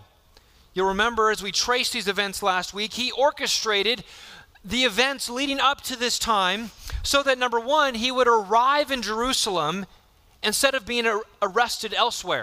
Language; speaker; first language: English; native; English